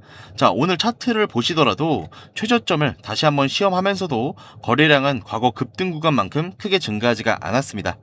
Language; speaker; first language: Korean; native; Korean